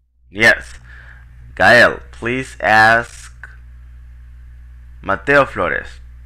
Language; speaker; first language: English; non-native, fluent; Spanish